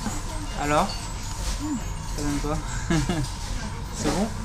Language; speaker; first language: French; native; French